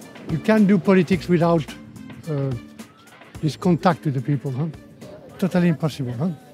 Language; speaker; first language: English; non-native, fluent; French